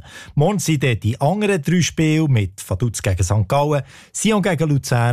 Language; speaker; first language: German; native; German